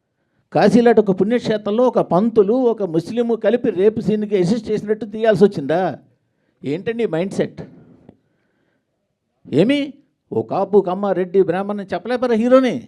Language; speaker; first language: Telugu; native; Telugu